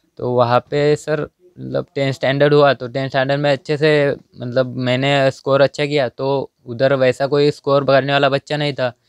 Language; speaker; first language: Hindi; non-native, local second language; Marathi